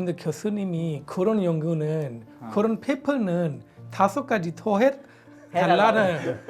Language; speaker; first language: Korean; non-native, fluent; Punjabi